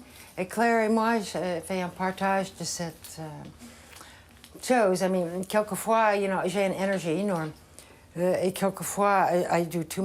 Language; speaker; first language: French; non-native, learner; English